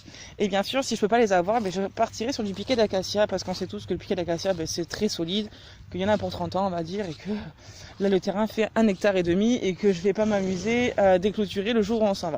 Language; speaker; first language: French; native; French